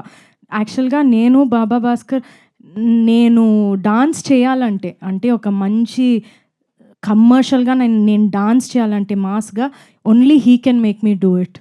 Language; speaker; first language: Telugu; non-native, fluent; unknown